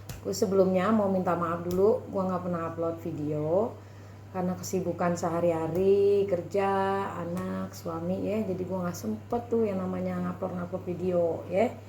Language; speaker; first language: Indonesian; native; Indonesian